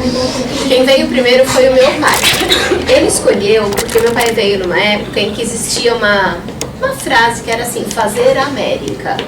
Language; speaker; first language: Portuguese; early bilingual, other home language; Spanish